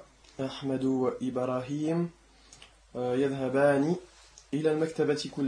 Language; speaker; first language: Arabic; non-native, learner; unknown